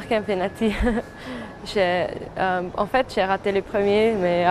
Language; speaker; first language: French; non-native, fluent; German